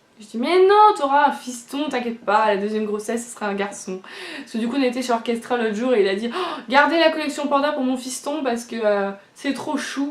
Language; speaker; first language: French; native; French